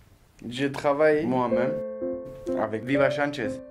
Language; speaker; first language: French; non-native, learner; Kurdish